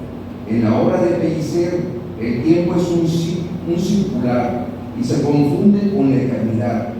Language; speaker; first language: Spanish; native; Spanish